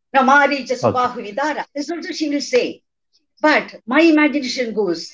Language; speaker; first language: English; non-native, local second language; Malayalam